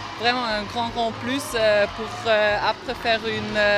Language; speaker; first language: French; non-native, fluent; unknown